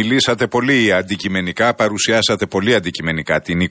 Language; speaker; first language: Greek; native; Greek